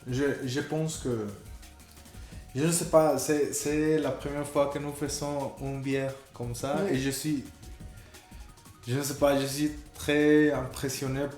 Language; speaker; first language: French; non-native, fluent; Spanish